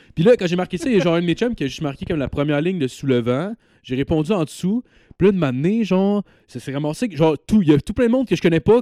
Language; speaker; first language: French; native; French